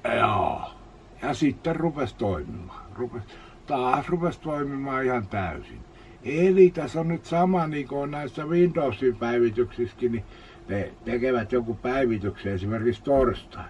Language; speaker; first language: Finnish; native; Finnish